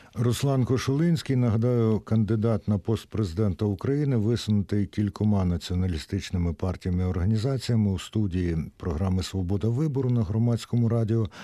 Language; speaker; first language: Ukrainian; native; Ukrainian